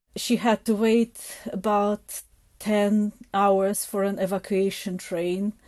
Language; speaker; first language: English; non-native, fluent; Ukrainian